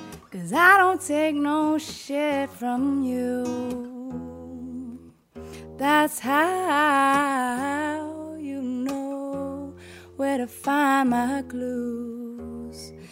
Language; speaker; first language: English; native; English